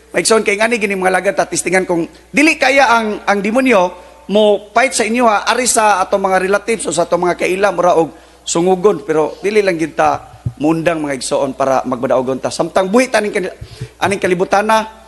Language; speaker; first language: Cebuano; native; Cebuano